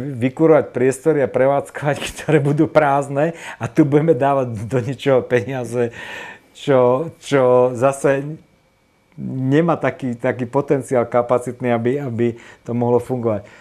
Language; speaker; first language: Slovak; native; Slovak